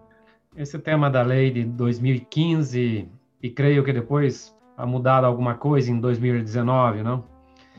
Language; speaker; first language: Spanish; non-native, fluent; Portuguese